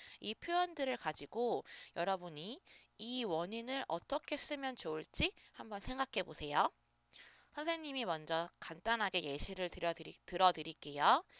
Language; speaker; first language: Korean; native; Korean